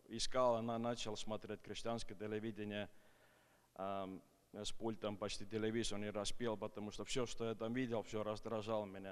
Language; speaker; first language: Russian; non-native, fluent; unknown